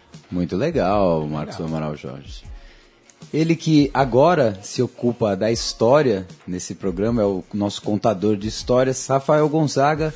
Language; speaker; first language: Portuguese; native; Portuguese